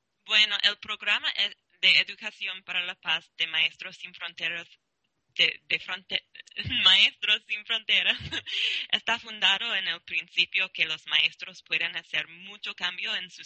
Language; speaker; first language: Spanish; non-native, learner; English